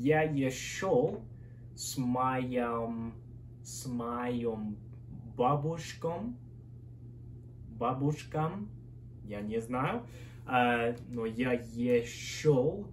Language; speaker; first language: Russian; non-native, learner; English